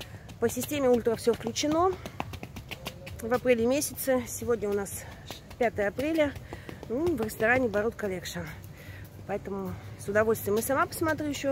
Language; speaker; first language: Russian; native; Russian